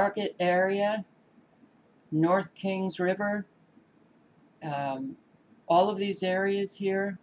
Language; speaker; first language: English; native; English